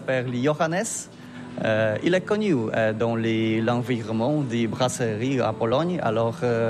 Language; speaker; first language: French; non-native, learner; Polish